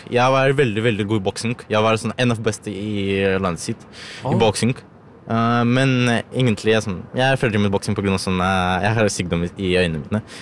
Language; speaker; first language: Norwegian; non-native, learner; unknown